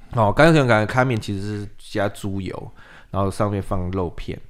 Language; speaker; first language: Chinese; non-native, local second language; Min Nan Chinese